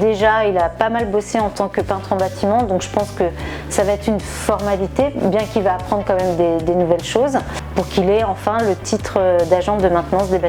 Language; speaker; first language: French; native; French